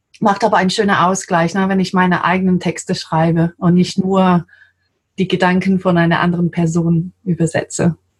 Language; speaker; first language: German; non-native, fluent; English